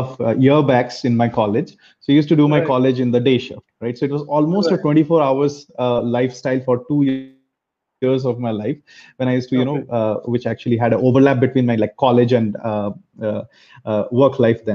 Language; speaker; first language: English; non-native, local second language; Bangla